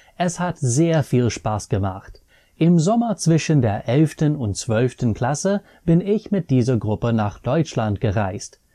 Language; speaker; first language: German; non-native, fluent; English